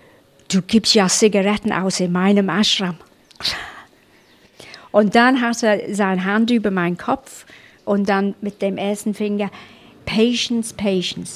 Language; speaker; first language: German; non-native, fluent; English